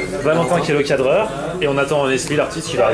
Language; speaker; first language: French; native; French